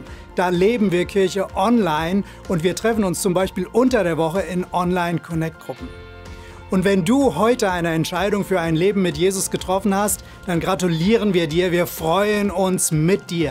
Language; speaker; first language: German; native; German